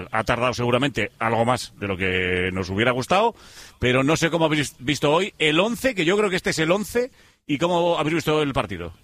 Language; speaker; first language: Spanish; native; Spanish